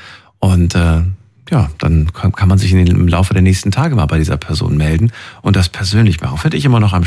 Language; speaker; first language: German; native; German